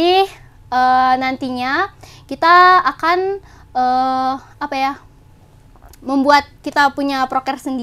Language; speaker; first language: Indonesian; native; Indonesian